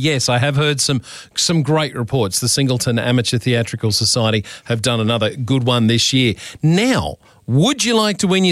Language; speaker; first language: English; native; English